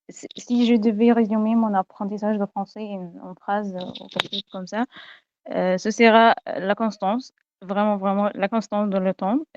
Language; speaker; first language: French; non-native, fluent; Arabic